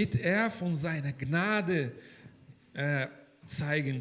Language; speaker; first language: German; non-native, fluent; Portuguese